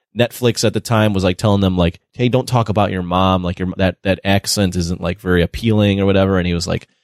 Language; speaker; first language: English; early bilingual, other home language; Filipino